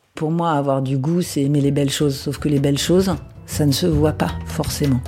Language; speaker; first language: French; native; French